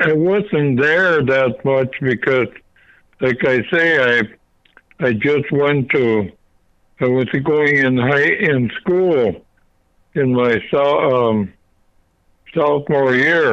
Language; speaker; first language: English; native; English